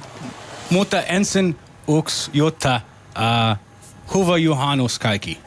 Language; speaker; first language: Finnish; non-native, learner; English